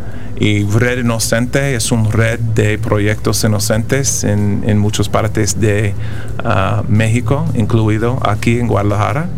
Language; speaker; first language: Spanish; non-native, fluent; English